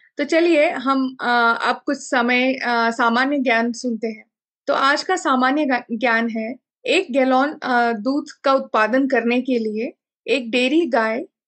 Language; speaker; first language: Hindi; non-native, local second language; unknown